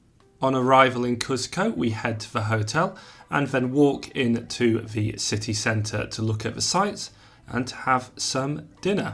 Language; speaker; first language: English; native; English